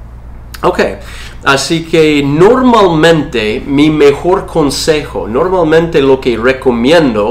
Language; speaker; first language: Spanish; non-native, fluent; English